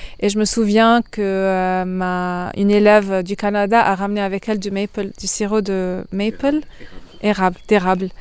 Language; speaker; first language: French; non-native, local second language; Arabic